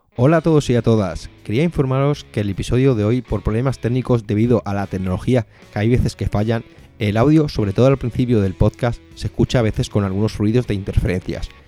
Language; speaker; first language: Spanish; native; Spanish